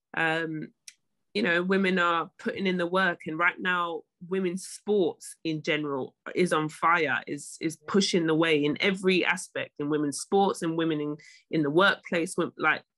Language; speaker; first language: English; native; English